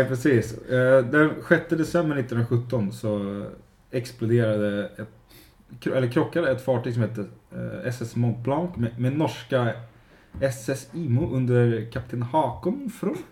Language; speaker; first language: Swedish; native; Swedish